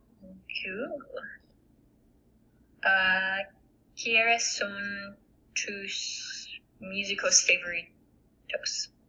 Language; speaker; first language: Spanish; non-native, learner; English